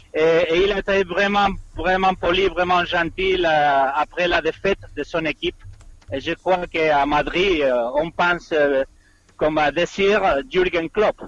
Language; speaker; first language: French; non-native, fluent; Spanish